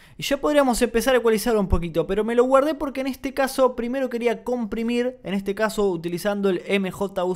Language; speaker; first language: Spanish; native; Spanish